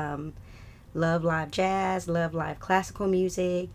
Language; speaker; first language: English; native; English